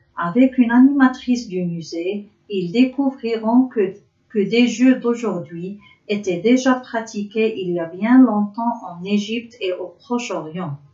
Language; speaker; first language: French; non-native, local second language; Arabic